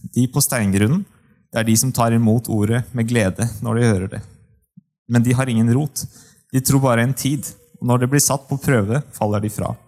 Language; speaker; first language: Norwegian; native; Norwegian